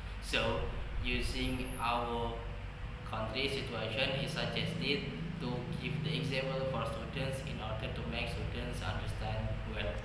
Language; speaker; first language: English; non-native, learner; Indonesian